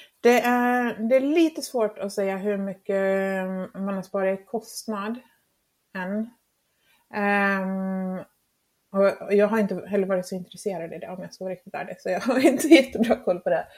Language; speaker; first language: Swedish; non-native, fluent; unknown